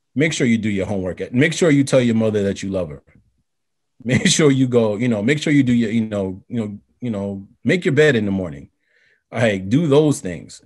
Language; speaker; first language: English; native; English